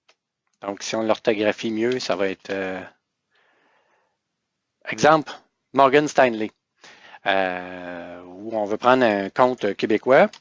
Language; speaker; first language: French; native; French